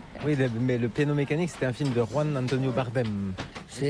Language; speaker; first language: French; native; French